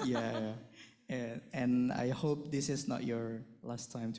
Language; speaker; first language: English; non-native, fluent; Indonesian